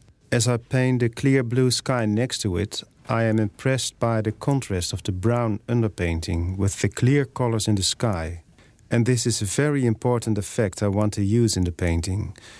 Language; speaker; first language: English; non-native, fluent; Dutch